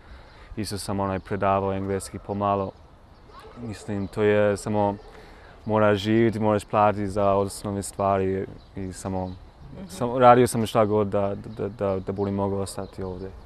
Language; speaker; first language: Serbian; non-native, learner; English